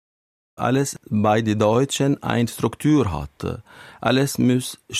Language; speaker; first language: German; non-native, fluent; Arabic